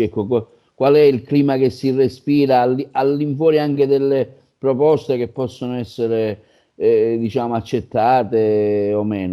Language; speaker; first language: Italian; native; Italian